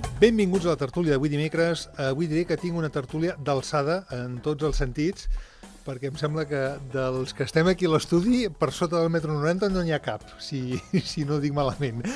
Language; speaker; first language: Catalan; native; Catalan